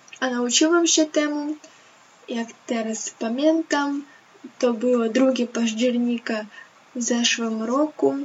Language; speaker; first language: Polish; non-native, learner; Ukrainian